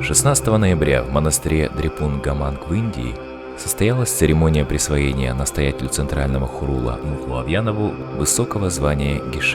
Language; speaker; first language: Russian; native; Russian